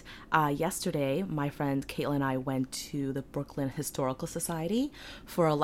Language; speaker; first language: English; early bilingual, other home language; Polish